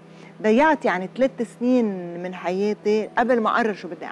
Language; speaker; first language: Arabic; native; Arabic